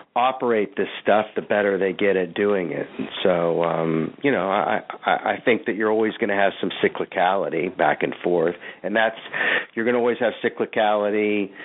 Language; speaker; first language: English; native; English